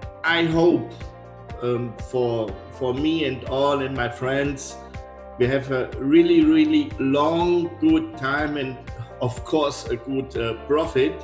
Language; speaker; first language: English; non-native, learner; German